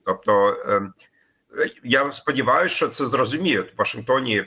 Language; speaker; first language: Ukrainian; non-native, fluent; German